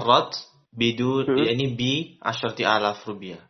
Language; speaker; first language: Arabic; non-native, learner; Indonesian